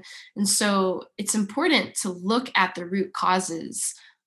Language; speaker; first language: English; native; English